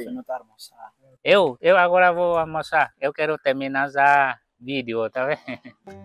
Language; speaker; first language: Portuguese; non-native, learner; Vietnamese